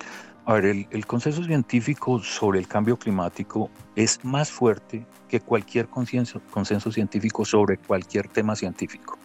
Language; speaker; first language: Spanish; native; Spanish